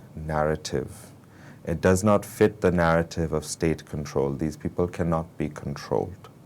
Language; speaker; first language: English; non-native, local second language; Urdu